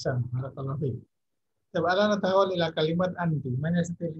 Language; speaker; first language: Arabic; non-native, fluent; Indonesian